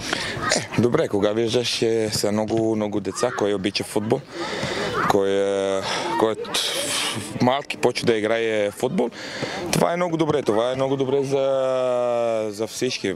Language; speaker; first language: Bulgarian; non-native, learner; Romanian